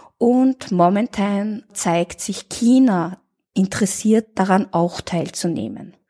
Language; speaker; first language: German; native; German